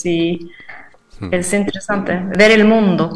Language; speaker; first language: Spanish; non-native, fluent; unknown